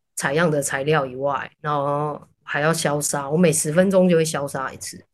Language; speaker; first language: Chinese; native; Chinese